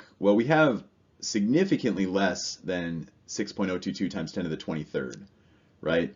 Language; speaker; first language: English; native; English